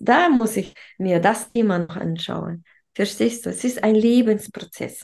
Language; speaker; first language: German; non-native, fluent; Russian